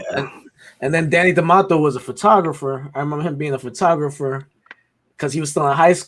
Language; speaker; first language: English; native; English